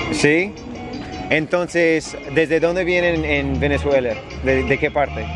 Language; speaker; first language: Spanish; non-native, fluent; English